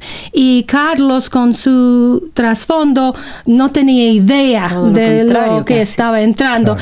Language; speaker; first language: Spanish; non-native, fluent; English